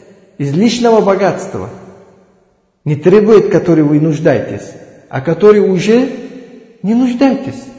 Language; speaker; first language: Russian; non-native, learner; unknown